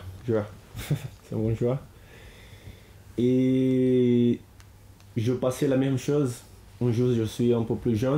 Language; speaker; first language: French; non-native, learner; Portuguese